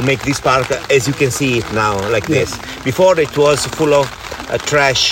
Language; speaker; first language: English; non-native, fluent; Italian